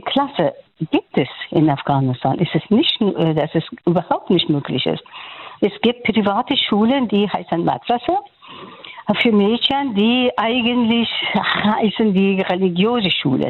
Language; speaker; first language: German; non-native, learner; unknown